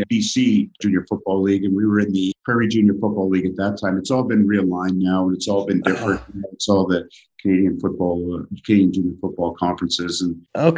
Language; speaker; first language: English; native; English